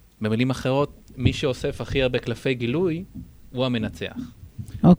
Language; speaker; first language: Hebrew; native; Hebrew